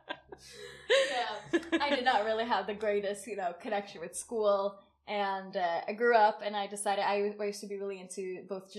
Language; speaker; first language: English; non-native, fluent; Swedish